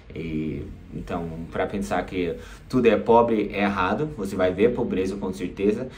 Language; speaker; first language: Portuguese; non-native, fluent; English